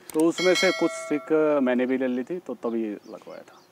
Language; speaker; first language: Hindi; native; Hindi